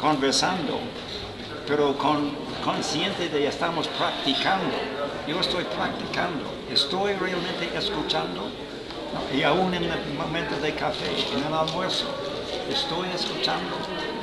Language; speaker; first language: Spanish; non-native, fluent; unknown